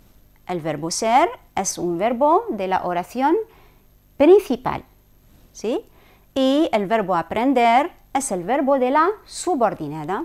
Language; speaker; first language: Spanish; non-native, fluent; Arabic